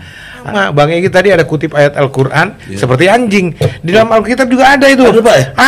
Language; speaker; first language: Indonesian; native; Indonesian